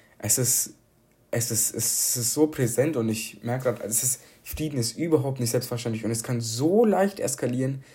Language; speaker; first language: German; early bilingual, other home language; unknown